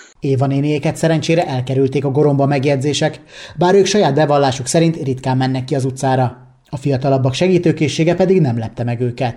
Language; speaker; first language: Hungarian; native; Hungarian